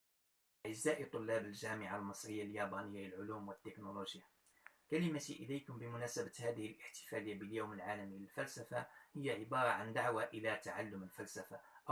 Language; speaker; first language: Arabic; native; Arabic